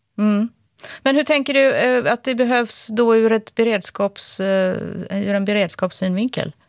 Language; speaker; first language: Swedish; native; Swedish